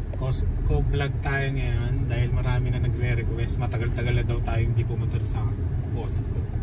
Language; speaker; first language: Filipino; native; Filipino